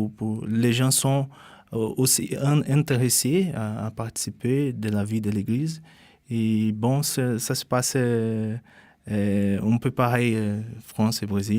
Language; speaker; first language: French; non-native, fluent; Portuguese